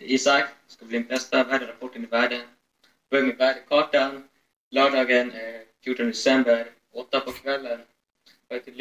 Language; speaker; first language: Swedish; non-native, learner; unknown